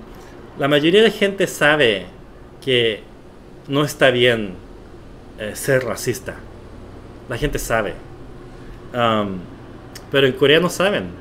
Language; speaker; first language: Spanish; non-native, fluent; Korean